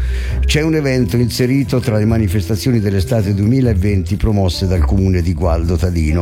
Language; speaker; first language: Italian; native; Italian